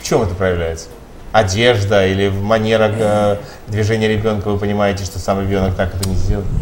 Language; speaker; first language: Russian; native; Russian